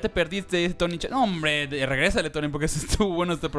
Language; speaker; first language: Spanish; native; Spanish